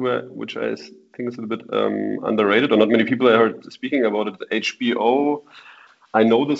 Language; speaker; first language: English; non-native, fluent; German